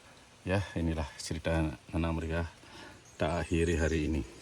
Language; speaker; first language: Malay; non-native, local second language; Balinese